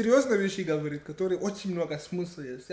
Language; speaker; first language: Russian; non-native, fluent; English